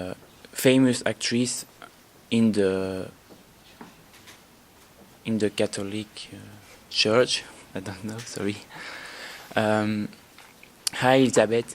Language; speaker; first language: English; non-native, learner; French